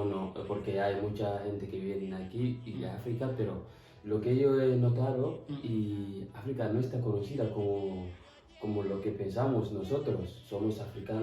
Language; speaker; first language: Spanish; non-native, fluent; Fula